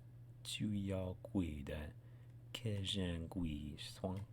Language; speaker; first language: Chinese; non-native, learner; English